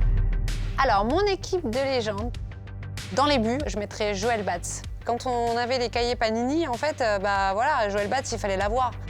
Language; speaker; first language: French; native; French